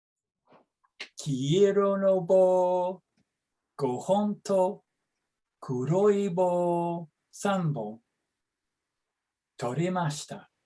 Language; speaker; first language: Japanese; non-native, learner; English